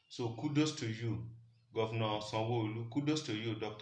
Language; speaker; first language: English; non-native, local second language; Yoruba